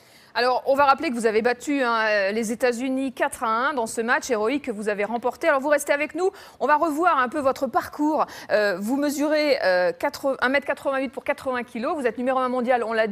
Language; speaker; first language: French; native; French